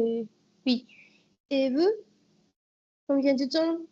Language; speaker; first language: French; non-native, learner; Spanish